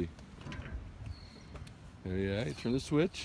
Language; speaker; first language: English; native; English